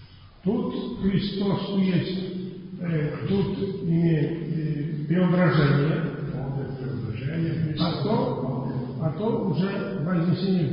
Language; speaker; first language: Russian; non-native, fluent; Polish